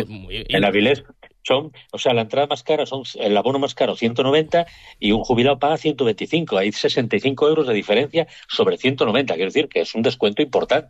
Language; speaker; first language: Spanish; native; Spanish